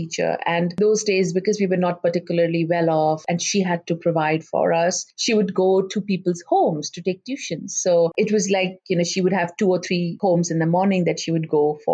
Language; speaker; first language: English; non-native, local second language; Hindi